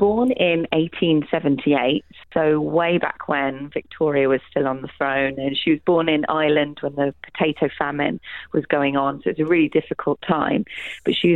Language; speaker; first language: English; native; English